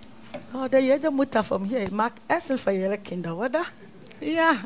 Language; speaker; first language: German; non-native, learner; Akan